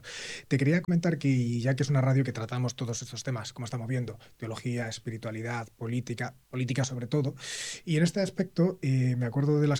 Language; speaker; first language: Spanish; native; Spanish